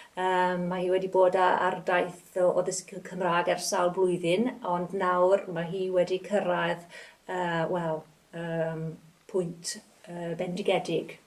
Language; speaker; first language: Welsh; native; Welsh